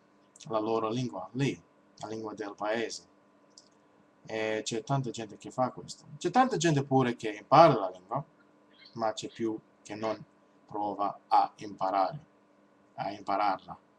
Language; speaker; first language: Italian; non-native, learner; English